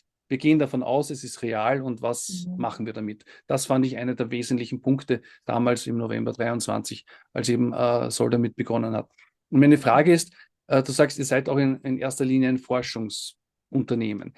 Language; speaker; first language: German; native; German